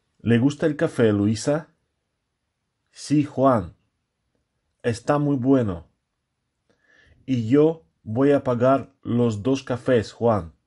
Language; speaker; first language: Spanish; non-native, fluent; Russian